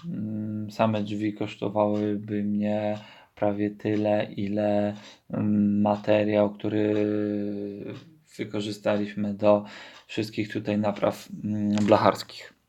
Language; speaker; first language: Polish; native; Polish